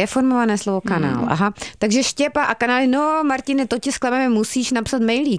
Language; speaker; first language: Czech; native; Czech